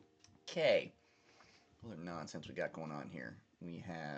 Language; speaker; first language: English; native; English